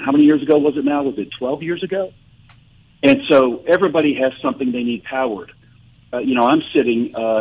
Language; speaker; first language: English; native; English